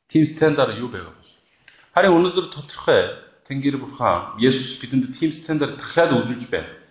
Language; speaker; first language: Mongolian; non-native, fluent; Korean